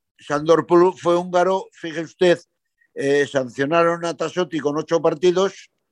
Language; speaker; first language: Spanish; native; Spanish